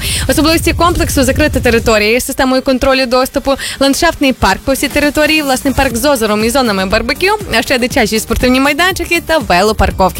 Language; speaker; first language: Ukrainian; native; Ukrainian